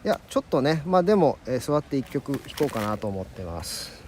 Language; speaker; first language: Japanese; early bilingual, other home language; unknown